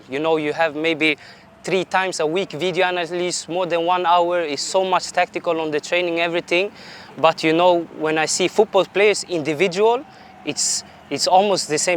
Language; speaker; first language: English; non-native, fluent; Swedish